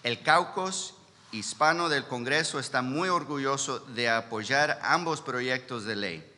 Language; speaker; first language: Spanish; early bilingual, heritage; Spanish